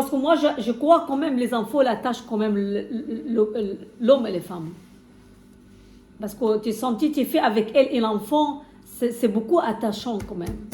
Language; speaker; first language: French; non-native, fluent; Arabic